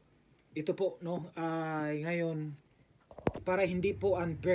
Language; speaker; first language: Filipino; native; Filipino